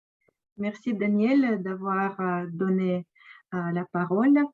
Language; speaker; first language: French; non-native, fluent; Russian